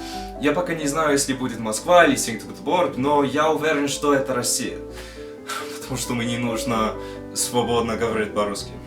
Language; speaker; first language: Russian; non-native, learner; English